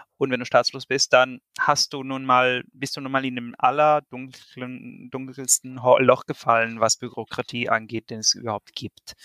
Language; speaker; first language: German; non-native, fluent; Spanish